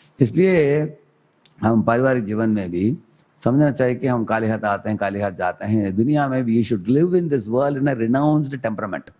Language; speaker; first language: Hindi; non-native, local second language; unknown